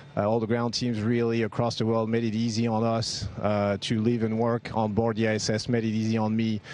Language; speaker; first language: English; non-native, fluent; French